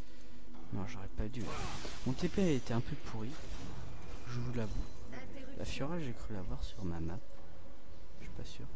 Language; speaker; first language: French; native; French